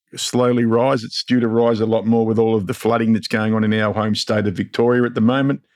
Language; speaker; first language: English; native; English